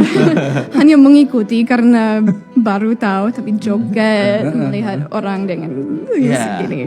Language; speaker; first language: Indonesian; non-native, fluent; English